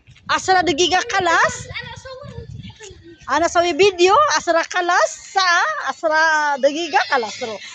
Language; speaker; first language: Arabic; non-native, learner; Filipino